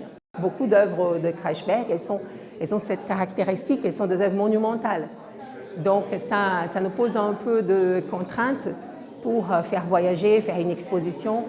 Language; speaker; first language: French; non-native, fluent; Portuguese